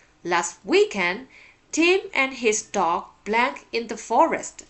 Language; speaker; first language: English; non-native, fluent; Burmese